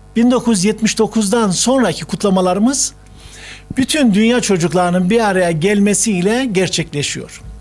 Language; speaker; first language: Turkish; native; Turkish